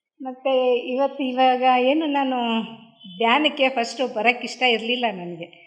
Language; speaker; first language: Kannada; native; Kannada